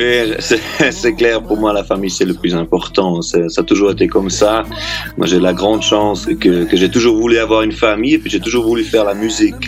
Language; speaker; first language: French; native; French